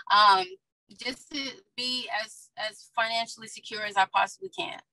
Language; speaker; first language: English; native; English